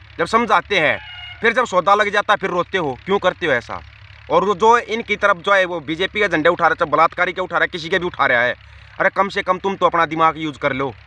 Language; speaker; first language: Hindi; non-native, local second language; Punjabi